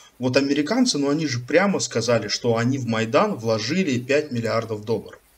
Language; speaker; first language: Russian; native; Russian